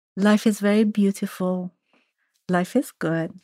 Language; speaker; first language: English; non-native, fluent; Persian